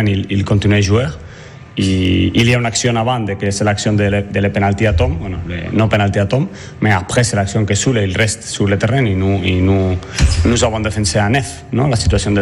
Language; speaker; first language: French; non-native, learner; Spanish